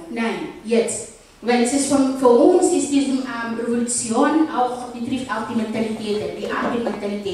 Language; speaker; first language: German; non-native, fluent; Arabic